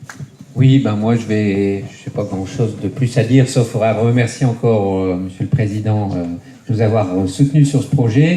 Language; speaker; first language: French; native; French